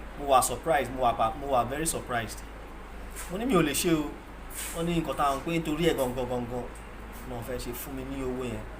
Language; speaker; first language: Yoruba; non-native, local second language; Igbo